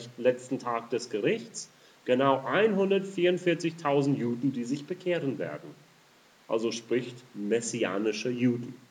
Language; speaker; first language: German; non-native, fluent; English